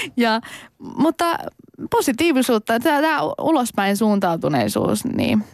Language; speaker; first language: Finnish; early bilingual, other home language; Persian